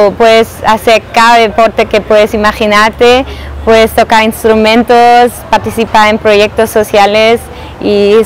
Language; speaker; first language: Spanish; non-native, fluent; German